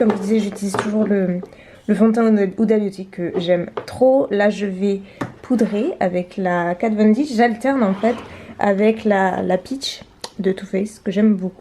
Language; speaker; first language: French; native; French